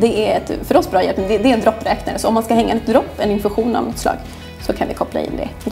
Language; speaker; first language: Swedish; native; Swedish